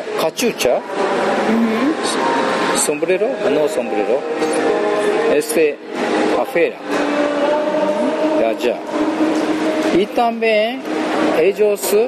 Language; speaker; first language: Spanish; non-native, learner; Japanese